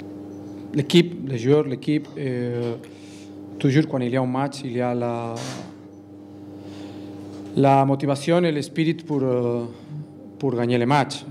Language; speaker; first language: French; non-native, learner; Spanish